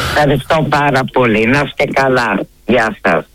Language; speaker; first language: Greek; early bilingual, heritage; Greek